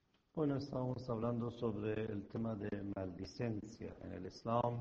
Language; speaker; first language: Spanish; non-native, fluent; Persian